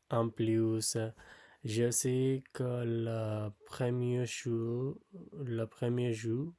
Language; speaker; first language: French; non-native, learner; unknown